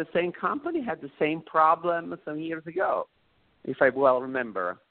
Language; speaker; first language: English; non-native, fluent; Italian